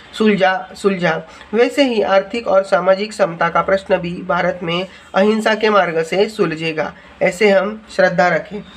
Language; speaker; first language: Hindi; non-native, local second language; Marathi